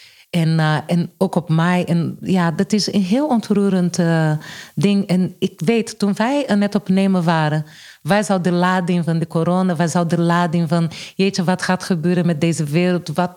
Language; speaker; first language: Dutch; non-native, fluent; Portuguese